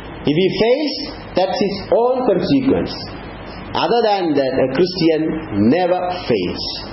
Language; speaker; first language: English; non-native, local second language; Tamil